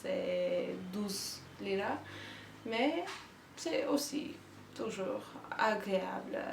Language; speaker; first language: French; non-native, learner; Turkish